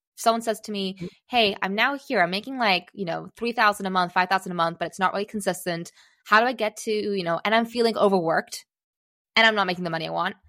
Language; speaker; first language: English; early bilingual, other home language; Czech